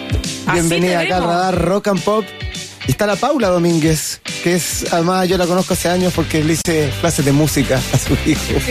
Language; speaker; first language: Spanish; native; Spanish